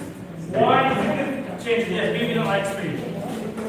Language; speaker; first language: English; non-native, fluent; Turkish